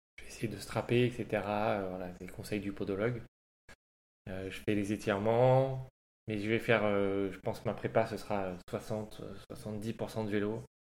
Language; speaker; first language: French; native; French